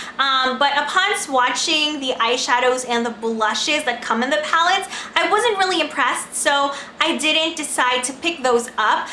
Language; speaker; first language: English; non-native, local second language; Filipino